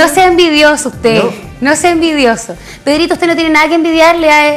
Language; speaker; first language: Spanish; native; Spanish